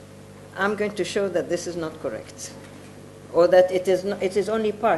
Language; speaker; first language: English; non-native, fluent; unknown